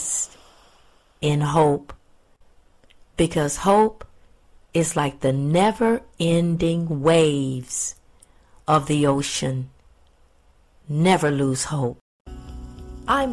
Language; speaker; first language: English; native; English